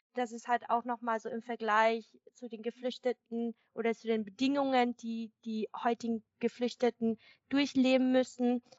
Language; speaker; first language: German; early bilingual, other home language; Vietnamese